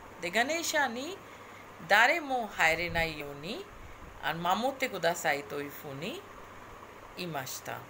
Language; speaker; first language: Japanese; non-native, fluent; Hindi